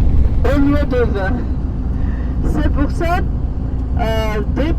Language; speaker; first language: French; non-native, fluent; Georgian